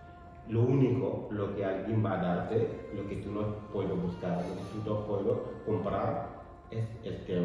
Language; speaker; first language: Spanish; non-native, learner; Fula